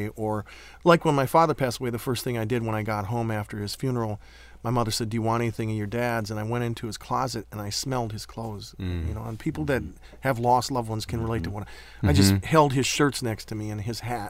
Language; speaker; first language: English; native; English